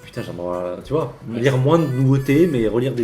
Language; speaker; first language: French; native; French